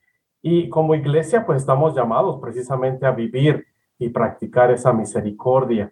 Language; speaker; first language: Spanish; native; Spanish